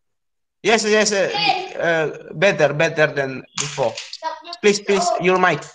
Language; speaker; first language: English; non-native, learner; Indonesian